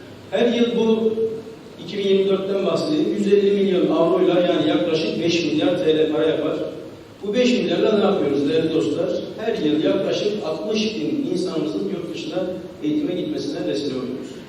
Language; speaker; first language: Turkish; early bilingual, heritage; Turkish